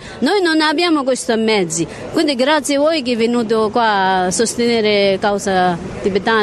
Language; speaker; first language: Italian; non-native, learner; Tibetan